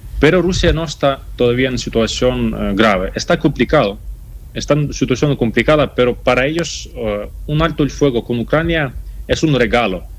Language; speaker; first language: Spanish; non-native, fluent; Ukrainian